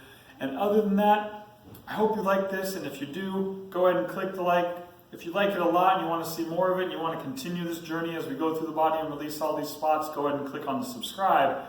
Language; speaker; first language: English; native; English